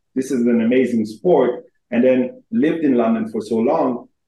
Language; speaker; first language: English; non-native, fluent; Persian